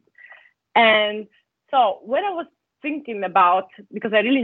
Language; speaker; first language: English; non-native, fluent; Italian